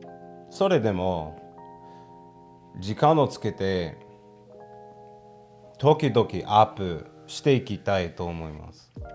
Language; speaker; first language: Japanese; non-native, fluent; English